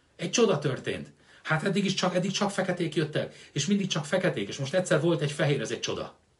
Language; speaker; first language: Hungarian; native; Hungarian